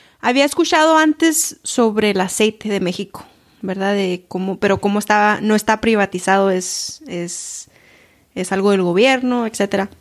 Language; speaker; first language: Spanish; early bilingual, heritage; Spanish